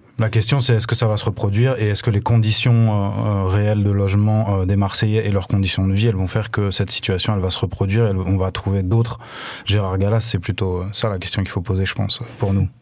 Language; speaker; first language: French; native; French